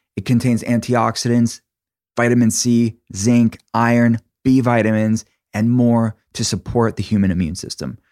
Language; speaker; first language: English; native; English